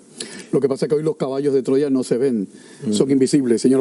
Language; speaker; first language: Spanish; native; Spanish